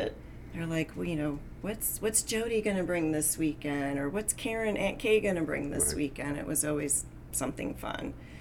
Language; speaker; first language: English; native; English